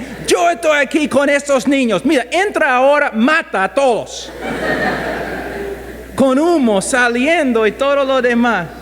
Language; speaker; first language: Spanish; non-native, fluent; English